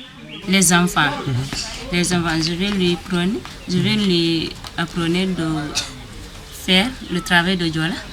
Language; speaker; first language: French; non-native, learner; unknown